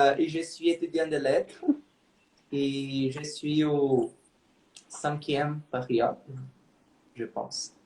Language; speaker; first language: French; non-native, learner; Portuguese